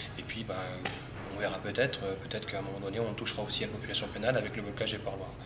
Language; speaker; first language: French; native; French